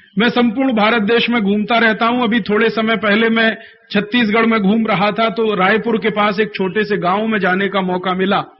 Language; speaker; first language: Hindi; native; Hindi